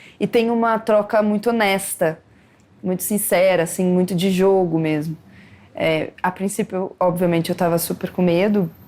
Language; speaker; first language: Portuguese; native; Portuguese